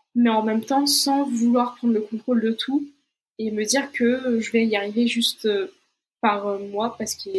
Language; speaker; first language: French; non-native, fluent; Portuguese